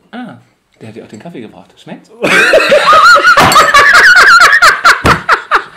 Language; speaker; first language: German; native; German